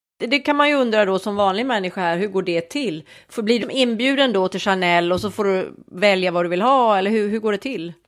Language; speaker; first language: Swedish; native; Swedish